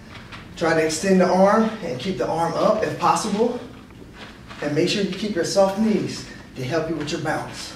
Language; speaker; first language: English; native; English